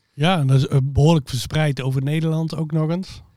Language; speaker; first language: Dutch; native; Dutch